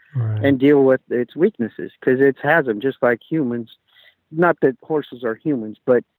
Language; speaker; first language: English; native; English